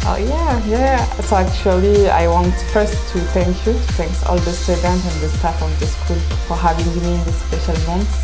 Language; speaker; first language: English; non-native, fluent; French